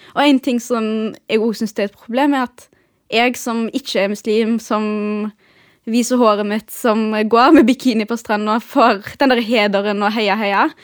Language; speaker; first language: Norwegian; early bilingual, other home language; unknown